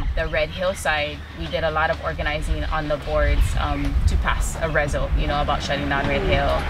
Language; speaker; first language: English; native; English